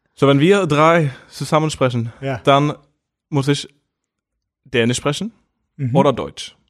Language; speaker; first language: German; non-native, fluent; Norwegian